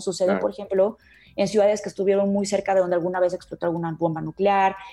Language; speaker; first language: Spanish; native; Spanish